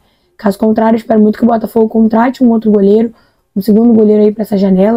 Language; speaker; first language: Portuguese; native; Portuguese